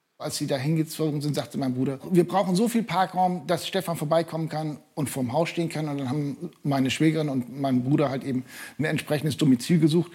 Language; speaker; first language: German; native; German